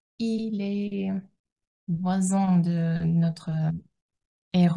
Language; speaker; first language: French; non-native, learner; Russian